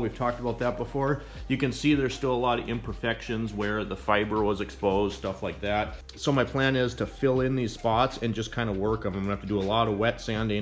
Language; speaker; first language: English; native; English